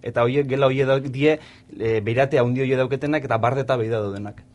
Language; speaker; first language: Basque; native; Basque